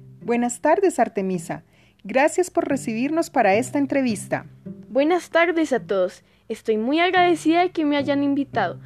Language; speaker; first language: Spanish; native; Spanish